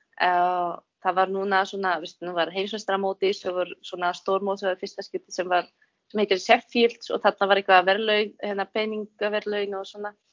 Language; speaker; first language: Icelandic; non-native, fluent; Czech